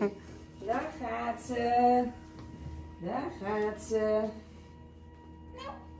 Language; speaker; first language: Dutch; native; Dutch